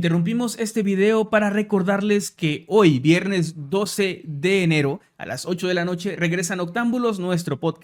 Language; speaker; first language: Spanish; native; Spanish